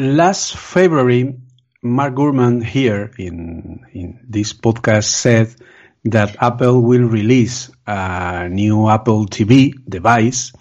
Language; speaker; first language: English; non-native, fluent; Spanish